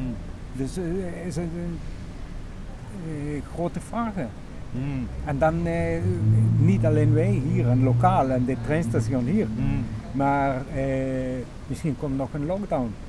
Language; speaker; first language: Dutch; non-native, learner; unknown